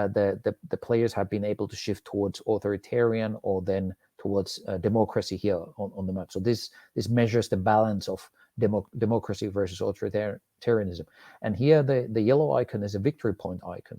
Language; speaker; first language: English; non-native, fluent; Finnish